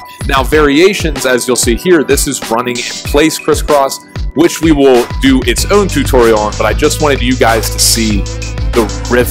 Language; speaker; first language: English; native; English